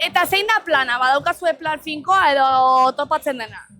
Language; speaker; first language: Basque; native; Basque